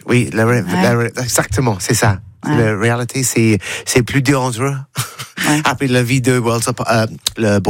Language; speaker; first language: French; non-native, learner; English